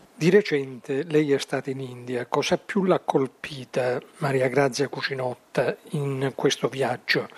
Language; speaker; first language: Italian; native; Italian